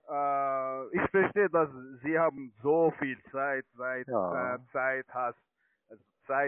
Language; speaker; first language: German; non-native, learner; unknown